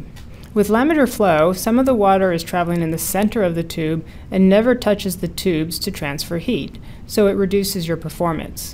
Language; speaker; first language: English; native; English